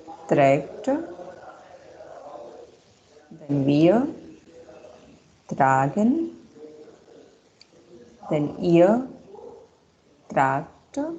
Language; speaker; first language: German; non-native, fluent; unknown